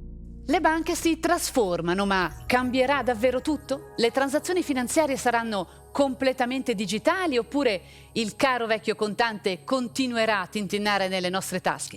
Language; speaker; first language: Italian; native; Italian